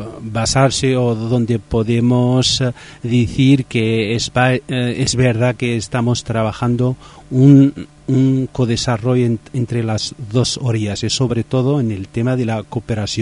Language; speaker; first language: Spanish; non-native, fluent; Riffian